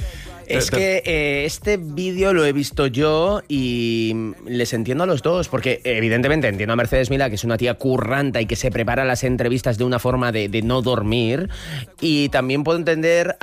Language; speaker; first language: Spanish; native; Spanish